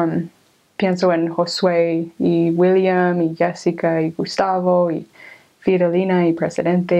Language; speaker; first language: Spanish; non-native, fluent; English